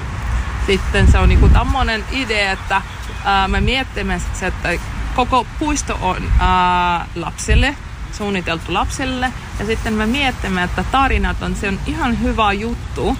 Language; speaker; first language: Finnish; non-native, learner; Russian